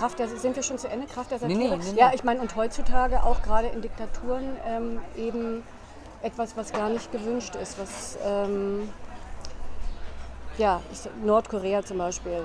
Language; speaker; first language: German; native; German